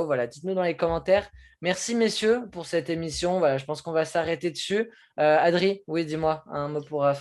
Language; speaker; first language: French; native; French